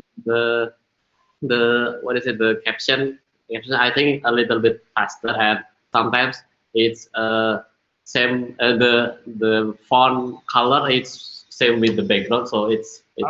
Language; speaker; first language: English; non-native, learner; Indonesian